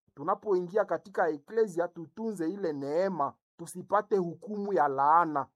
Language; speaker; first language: Swahili; native; Swahili